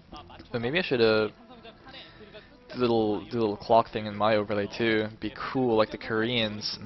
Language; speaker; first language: English; native; English